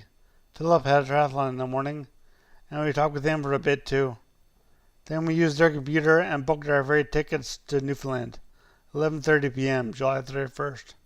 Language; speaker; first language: English; native; English